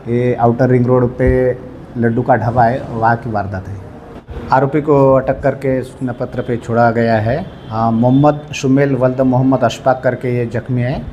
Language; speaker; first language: Hindi; non-native, local second language; Marathi